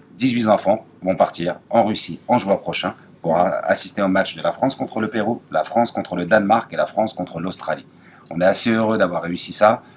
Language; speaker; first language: French; native; French